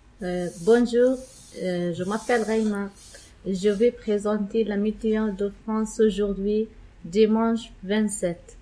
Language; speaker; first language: French; non-native, learner; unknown